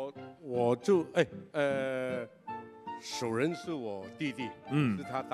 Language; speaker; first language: Chinese; non-native, local second language; Cantonese